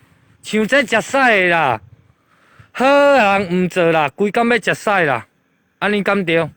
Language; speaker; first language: Chinese; native; Chinese